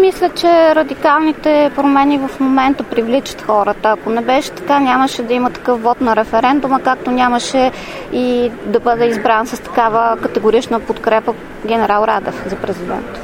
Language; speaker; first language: Bulgarian; native; Bulgarian